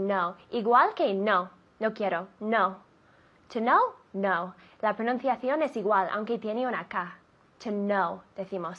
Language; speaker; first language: Spanish; non-native, fluent; English